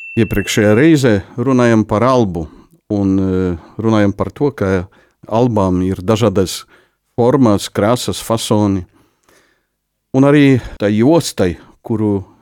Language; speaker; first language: Latvian; non-native, fluent; Polish